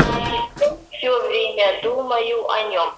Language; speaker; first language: Russian; non-native, learner; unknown